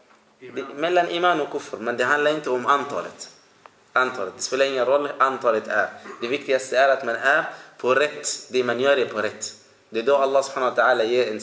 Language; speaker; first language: Swedish; early bilingual, other home language; Arabic